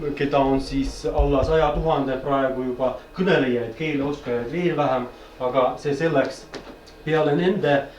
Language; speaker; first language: Estonian; non-native, fluent; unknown